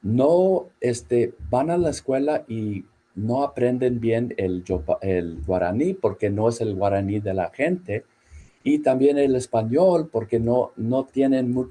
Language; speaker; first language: Spanish; non-native, fluent; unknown